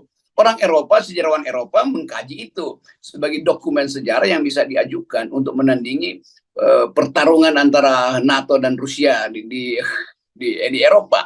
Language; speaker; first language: Indonesian; native; Indonesian